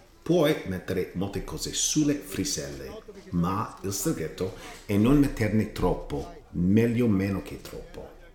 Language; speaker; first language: Italian; non-native, learner; English